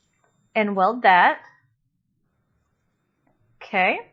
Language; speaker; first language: English; native; English